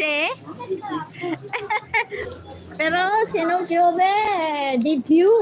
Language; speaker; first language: Italian; non-native, learner; Filipino